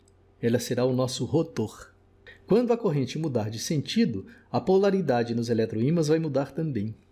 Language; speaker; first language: Portuguese; native; Portuguese